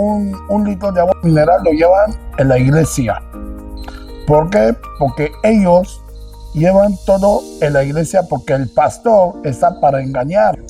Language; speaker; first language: Spanish; non-native, local second language; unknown